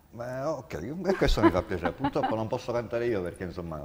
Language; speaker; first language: Italian; native; Italian